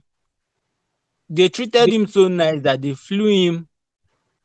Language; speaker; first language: English; non-native, local second language; Yoruba